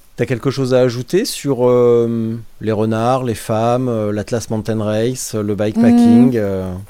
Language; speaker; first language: French; native; French